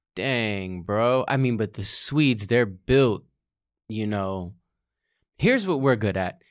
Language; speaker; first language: English; early bilingual, other home language; Russian